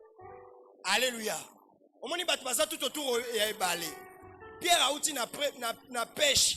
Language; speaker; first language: French; non-native, local second language; Lingala